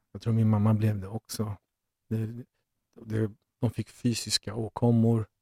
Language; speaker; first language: Swedish; early bilingual, other home language; Persian